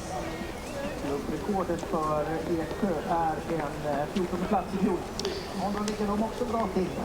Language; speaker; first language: Swedish; native; Swedish